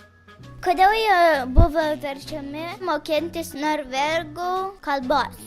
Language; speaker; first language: Lithuanian; early bilingual, heritage; Lithuanian